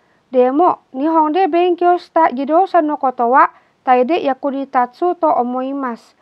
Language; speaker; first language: Japanese; non-native, fluent; Indonesian